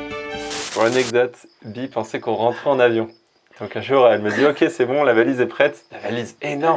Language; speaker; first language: French; native; French